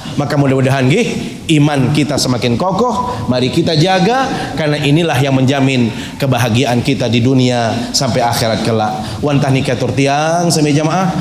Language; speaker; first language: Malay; non-native, local second language; Sasak